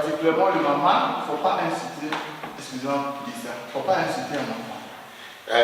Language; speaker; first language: French; non-native, learner; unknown